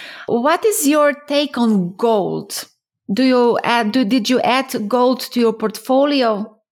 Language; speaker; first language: English; non-native, fluent; Slovenian